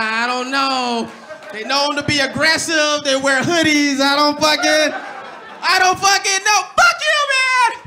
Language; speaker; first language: English; native; English